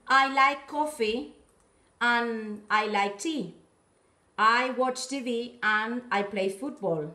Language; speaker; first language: English; non-native, fluent; Spanish